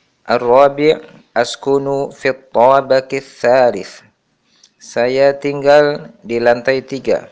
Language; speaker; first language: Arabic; non-native, fluent; Indonesian